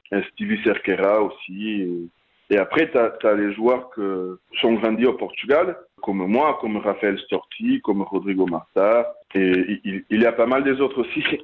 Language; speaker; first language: French; non-native, fluent; Portuguese